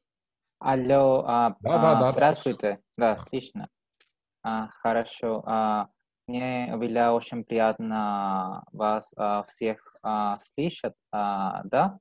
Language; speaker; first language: Russian; non-native, learner; Spanish